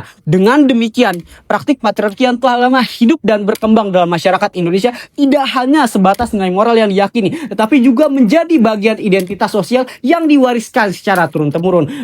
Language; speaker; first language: Indonesian; native; Indonesian